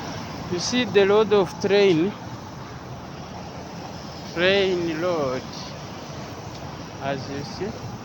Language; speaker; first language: English; non-native, learner; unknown